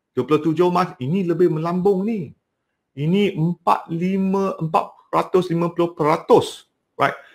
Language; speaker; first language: Malay; non-native, local second language; Cantonese